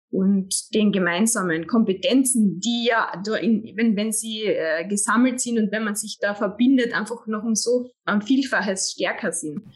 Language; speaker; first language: German; native; German